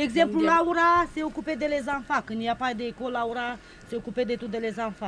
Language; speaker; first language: French; non-native, learner; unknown